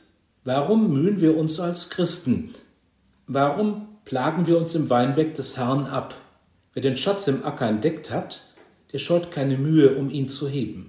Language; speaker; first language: German; native; German